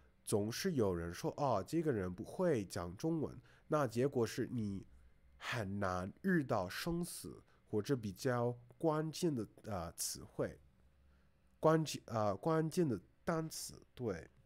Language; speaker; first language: Chinese; non-native, fluent; English